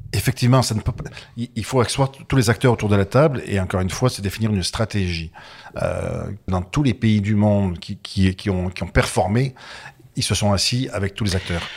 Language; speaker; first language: French; native; French